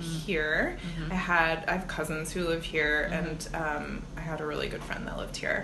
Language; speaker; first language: English; native; English